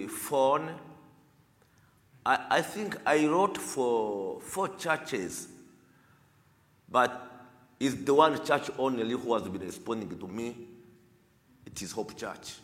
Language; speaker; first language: English; non-native, learner; Kinyarwanda